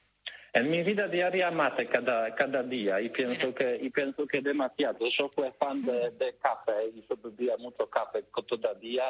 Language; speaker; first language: Spanish; non-native, learner; Polish